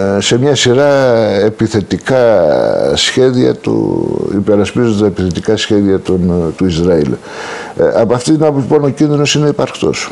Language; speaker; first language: Greek; native; Greek